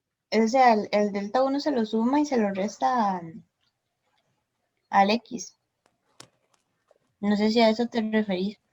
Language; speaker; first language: Spanish; native; Spanish